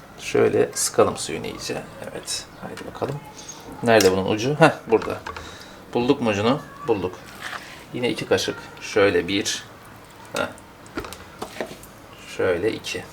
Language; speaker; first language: Turkish; native; Turkish